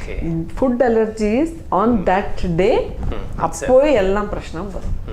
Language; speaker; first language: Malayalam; non-native, fluent; Tamil